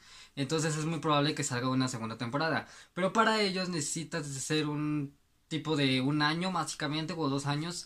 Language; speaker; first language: Spanish; native; Spanish